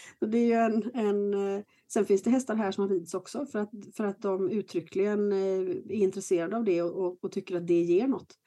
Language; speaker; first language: Swedish; native; Swedish